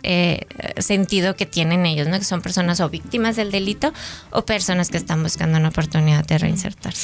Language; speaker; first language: Spanish; native; Spanish